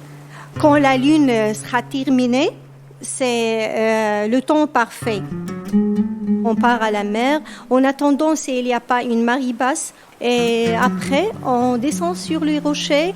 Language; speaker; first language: French; non-native, local second language; Berber languages